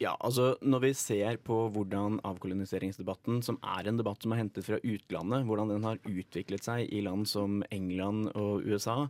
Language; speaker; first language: Norwegian; native; Norwegian